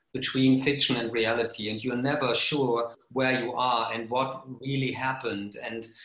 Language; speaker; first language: English; non-native, fluent; German